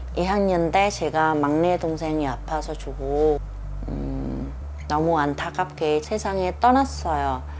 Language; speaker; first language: Korean; non-native, learner; Vietnamese